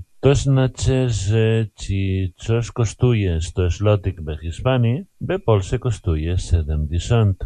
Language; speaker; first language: Polish; non-native, learner; Spanish